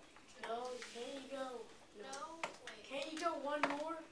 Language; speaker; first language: English; native; English